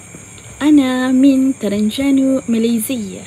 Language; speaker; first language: Arabic; non-native, learner; Malay